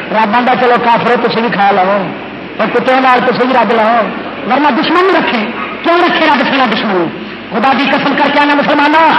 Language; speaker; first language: Urdu; non-native, local second language; Saraiki